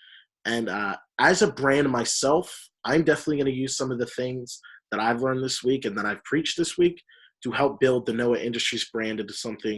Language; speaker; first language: English; native; English